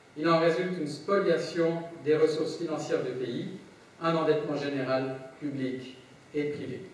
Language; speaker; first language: French; native; French